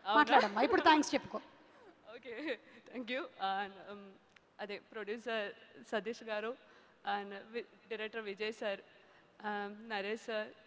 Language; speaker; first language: Telugu; non-native, learner; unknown